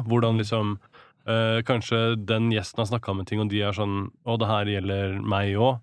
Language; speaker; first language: Norwegian; native; Norwegian